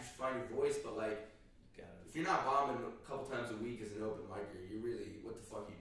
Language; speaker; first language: English; native; English